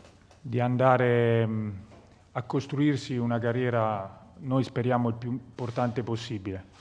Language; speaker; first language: Italian; native; Italian